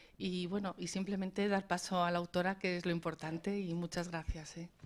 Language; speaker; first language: Spanish; native; Spanish